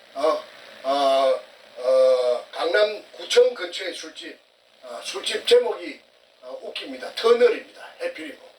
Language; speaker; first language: Korean; native; Korean